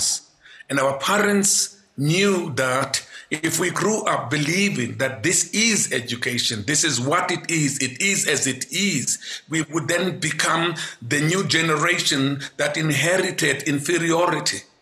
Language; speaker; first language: English; non-native, local second language; Xhosa